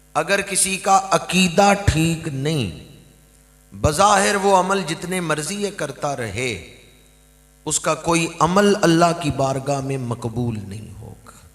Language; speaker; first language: Urdu; non-native, local second language; Punjabi